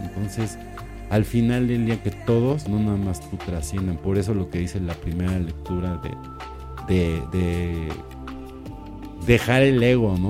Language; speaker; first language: Spanish; native; Spanish